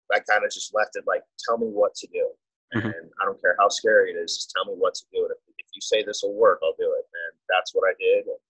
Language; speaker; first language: English; native; English